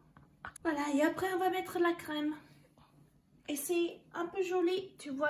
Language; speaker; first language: French; non-native, learner; English